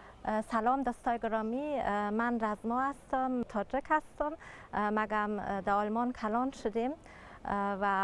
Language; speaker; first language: Persian; early bilingual, heritage; Persian